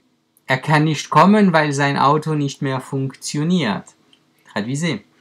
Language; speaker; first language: German; non-native, fluent; French